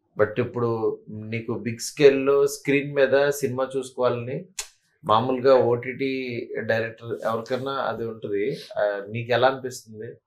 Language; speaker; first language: Telugu; native; Telugu